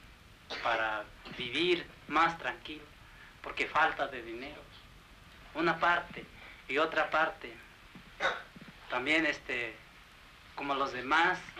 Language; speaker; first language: Spanish; non-native, local second language; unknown